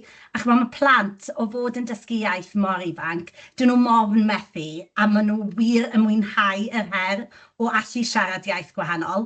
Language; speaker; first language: Welsh; native; Welsh